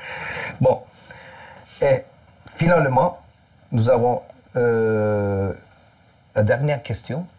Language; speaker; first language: French; non-native, fluent; Turkish